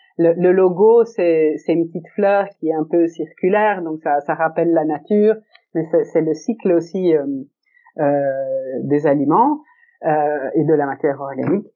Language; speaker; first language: French; early bilingual, other home language; Italian